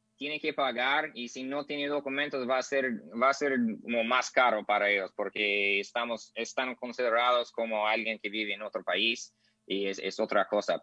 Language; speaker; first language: Spanish; non-native, learner; English